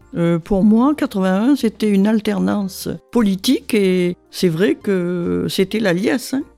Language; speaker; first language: French; native; French